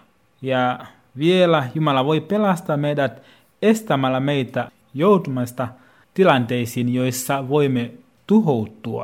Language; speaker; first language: Finnish; non-native, fluent; Swahili